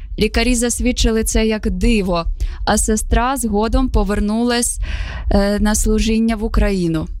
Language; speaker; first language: Ukrainian; native; Ukrainian